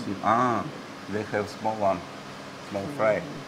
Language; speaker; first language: English; non-native, learner; Russian